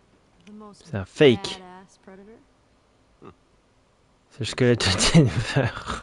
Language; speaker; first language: French; native; French